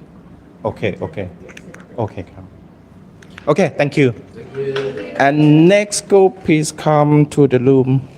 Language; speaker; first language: English; non-native, learner; Thai